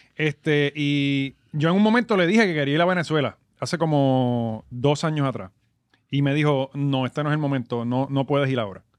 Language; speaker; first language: Spanish; native; Spanish